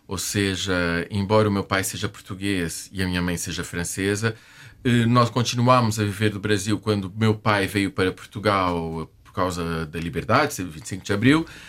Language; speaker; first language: Portuguese; native; Portuguese